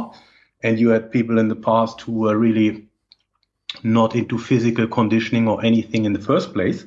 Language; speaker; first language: English; non-native, fluent; German